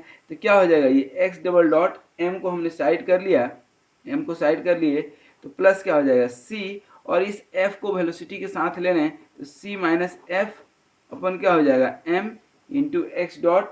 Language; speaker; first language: Hindi; native; Hindi